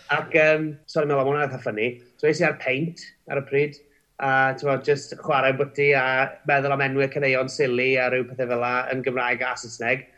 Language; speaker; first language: Welsh; native; Welsh